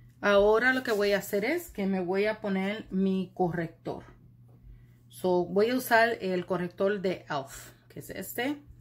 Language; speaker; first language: Spanish; early bilingual, heritage; Spanish